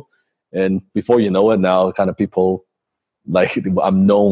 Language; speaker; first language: English; non-native, local second language; Cantonese